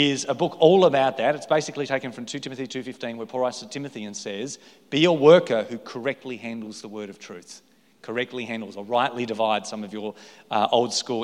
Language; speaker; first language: English; native; English